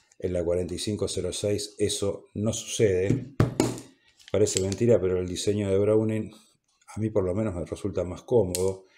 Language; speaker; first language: Spanish; native; Spanish